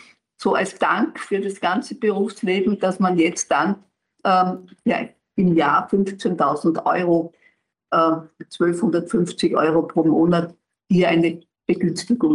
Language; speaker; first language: German; native; German